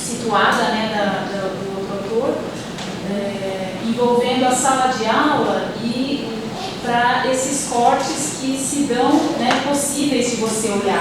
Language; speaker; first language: Portuguese; native; Portuguese